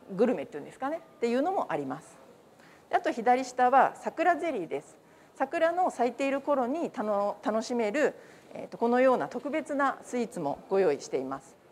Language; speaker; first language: Japanese; native; Japanese